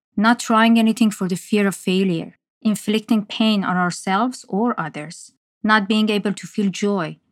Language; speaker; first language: English; non-native, fluent; Persian